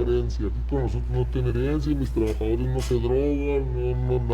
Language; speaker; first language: Spanish; native; Spanish